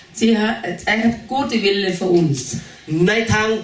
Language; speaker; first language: German; non-native, learner; Thai